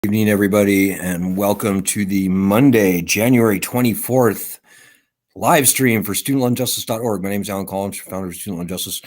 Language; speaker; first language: English; native; English